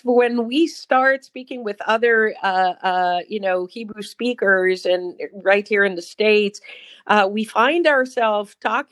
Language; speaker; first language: English; non-native, fluent; Hebrew